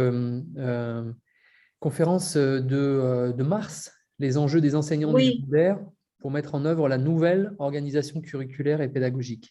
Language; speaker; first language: French; native; French